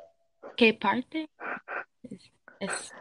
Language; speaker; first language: Spanish; non-native, learner; English